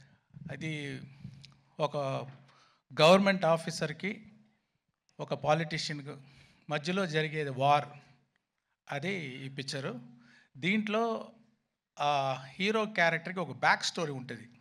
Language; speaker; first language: Telugu; non-native, fluent; Tamil